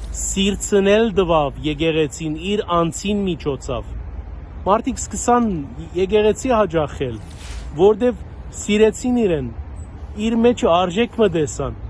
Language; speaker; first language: Armenian; early bilingual, heritage; Armenian